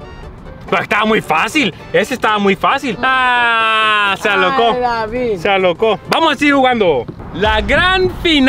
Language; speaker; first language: Spanish; native; Spanish